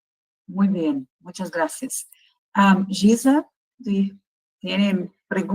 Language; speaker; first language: Spanish; non-native, fluent; Portuguese